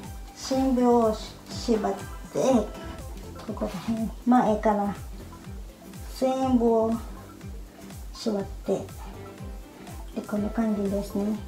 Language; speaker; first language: Japanese; non-native, fluent; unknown